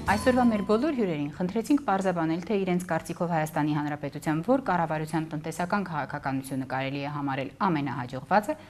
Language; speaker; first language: Armenian; native; Armenian